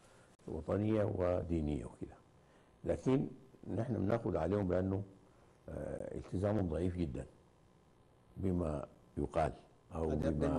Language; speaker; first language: Arabic; native; Arabic